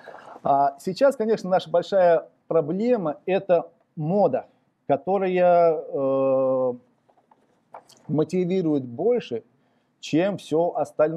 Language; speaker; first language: Russian; native; Russian